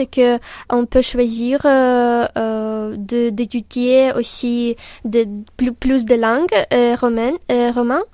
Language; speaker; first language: French; non-native, learner; Ukrainian